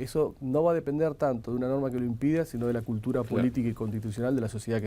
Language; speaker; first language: Spanish; native; Spanish